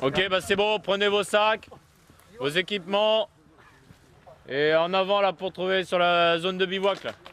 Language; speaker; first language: French; native; French